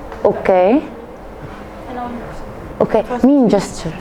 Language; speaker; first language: English; non-native, fluent; Arabic